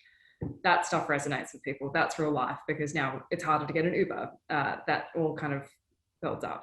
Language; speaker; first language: English; native; English